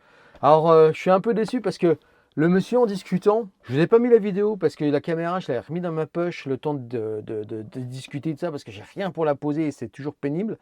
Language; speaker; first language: French; native; French